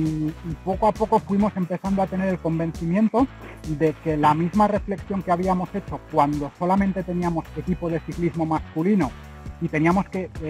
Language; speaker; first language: Spanish; native; Spanish